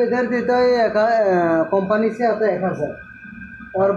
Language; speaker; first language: Hindi; non-native, learner; Bangla